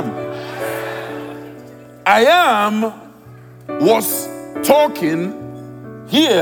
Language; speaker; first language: English; non-native, local second language; Akan